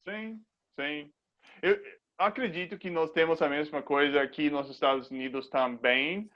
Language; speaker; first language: Portuguese; non-native, fluent; English